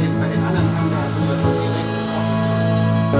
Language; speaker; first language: German; non-native, local second language; Luxembourgish